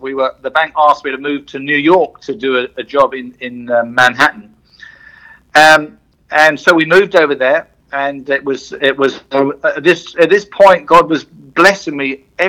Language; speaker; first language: English; native; English